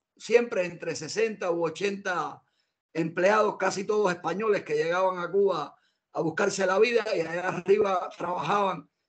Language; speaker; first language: Spanish; native; Spanish